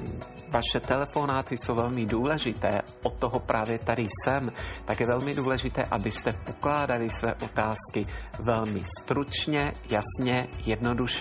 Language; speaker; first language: Czech; native; Czech